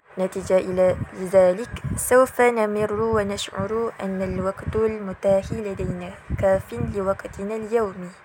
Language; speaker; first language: Arabic; non-native, learner; Malay